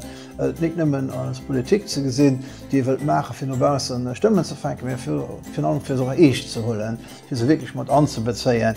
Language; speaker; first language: German; non-native, local second language; Luxembourgish